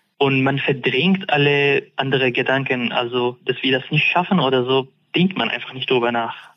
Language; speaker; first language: German; non-native, fluent; Arabic